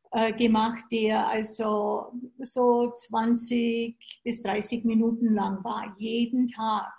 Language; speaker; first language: German; native; German